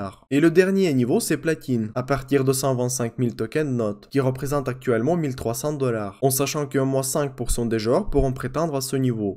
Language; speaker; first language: French; non-native, fluent; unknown